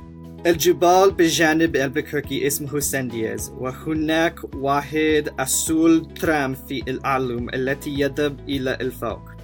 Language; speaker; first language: Arabic; non-native, learner; English